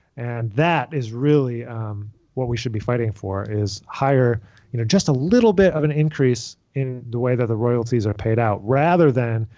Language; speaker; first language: English; native; English